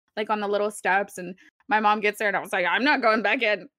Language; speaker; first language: English; early bilingual, other home language; Spanish